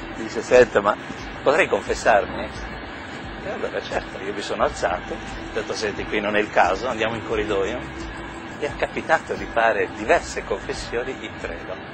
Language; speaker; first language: Italian; early bilingual, heritage; English